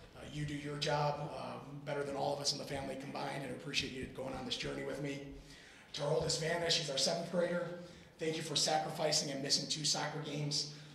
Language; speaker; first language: English; native; English